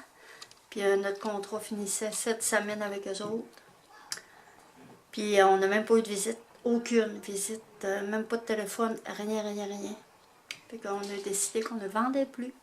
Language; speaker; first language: French; native; French